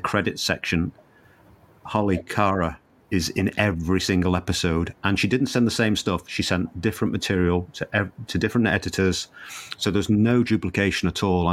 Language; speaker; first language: English; native; English